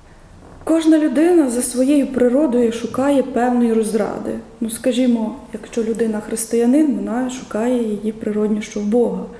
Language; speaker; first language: Ukrainian; native; Ukrainian